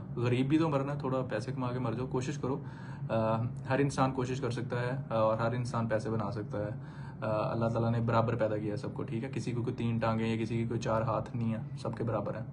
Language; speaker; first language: Urdu; non-native, local second language; Punjabi